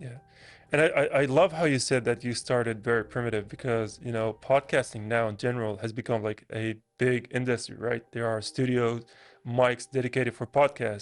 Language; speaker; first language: English; non-native, fluent; Arabic